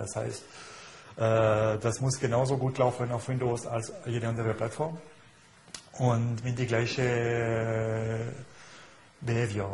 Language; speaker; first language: German; non-native, fluent; French